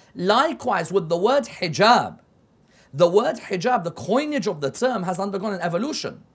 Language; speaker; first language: English; native; English